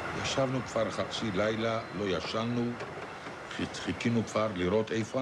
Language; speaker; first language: Hebrew; non-native, fluent; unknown